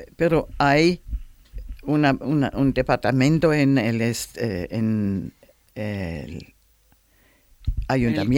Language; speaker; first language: Spanish; non-native, learner; German